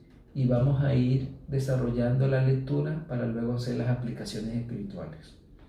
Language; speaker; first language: Spanish; native; Spanish